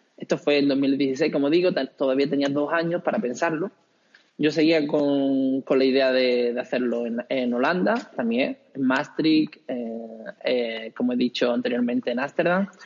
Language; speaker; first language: Spanish; native; Spanish